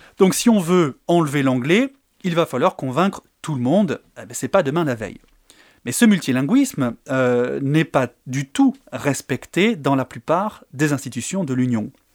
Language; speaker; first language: French; native; French